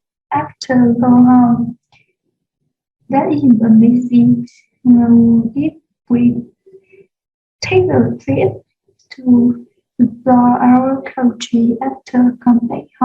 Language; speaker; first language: English; non-native, learner; Vietnamese